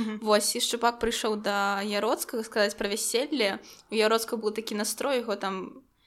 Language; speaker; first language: Belarusian; non-native, local second language; Russian